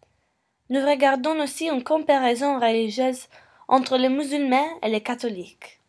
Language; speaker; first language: French; non-native, learner; English